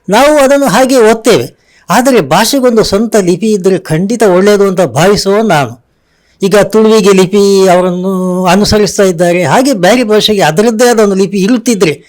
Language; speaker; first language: Kannada; non-native, local second language; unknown